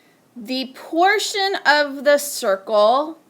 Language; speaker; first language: English; native; English